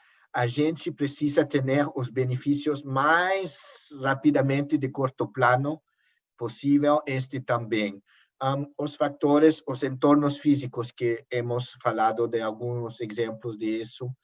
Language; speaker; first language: Portuguese; non-native, learner; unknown